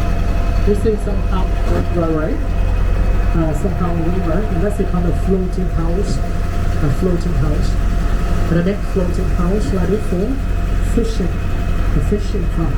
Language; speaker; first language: English; non-native, learner; Vietnamese